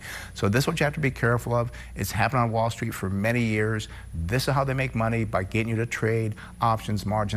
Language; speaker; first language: English; native; English